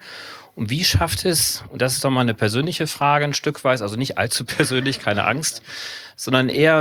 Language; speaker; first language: German; native; German